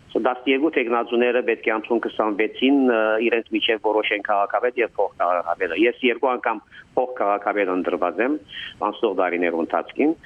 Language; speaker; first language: Armenian; early bilingual, heritage; Armenian